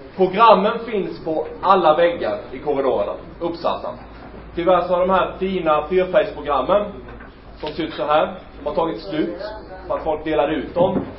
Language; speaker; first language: Swedish; native; Swedish